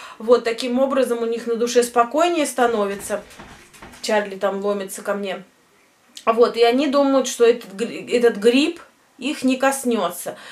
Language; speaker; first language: Russian; native; Russian